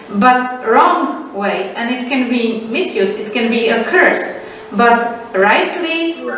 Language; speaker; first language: English; non-native, fluent; Czech